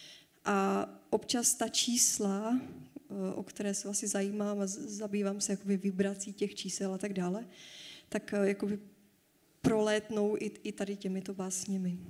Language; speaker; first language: Czech; native; Czech